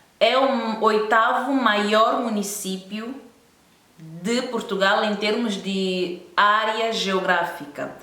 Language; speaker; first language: Portuguese; native; Portuguese